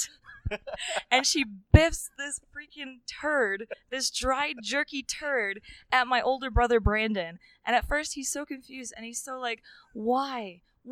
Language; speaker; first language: English; native; English